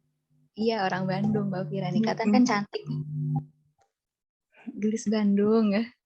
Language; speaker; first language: Indonesian; native; Indonesian